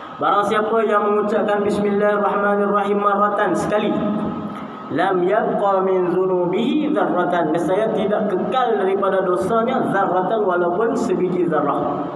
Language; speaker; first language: Malay; native; Malay